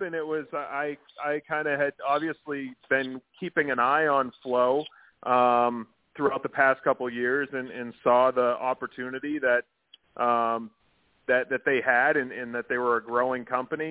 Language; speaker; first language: English; native; English